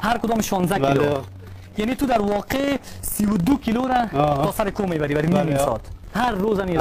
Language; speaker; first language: Persian; native; Persian